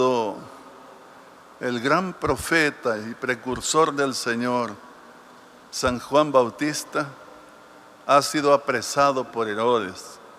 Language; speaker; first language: Spanish; native; Spanish